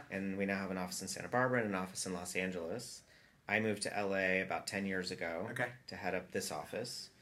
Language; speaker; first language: English; native; English